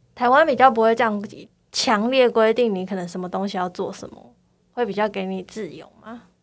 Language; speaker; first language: Chinese; native; Chinese